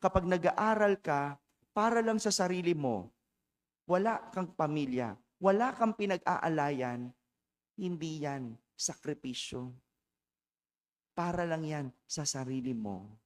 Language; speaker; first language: Filipino; native; Filipino